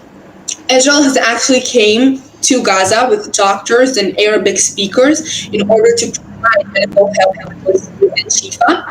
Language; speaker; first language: English; non-native, fluent; Hebrew